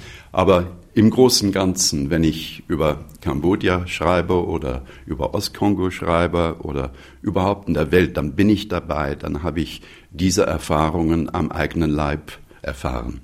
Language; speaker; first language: German; non-native, fluent; English